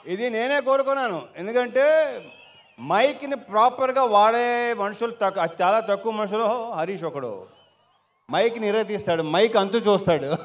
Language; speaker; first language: Telugu; native; Telugu